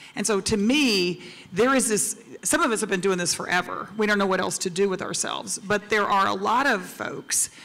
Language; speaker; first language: English; native; English